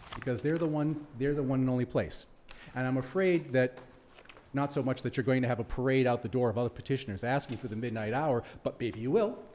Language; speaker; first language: English; native; English